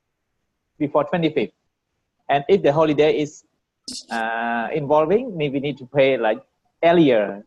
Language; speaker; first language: English; non-native, learner; Vietnamese